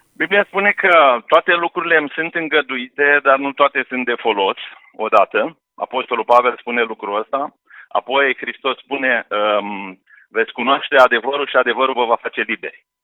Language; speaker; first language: Romanian; native; Romanian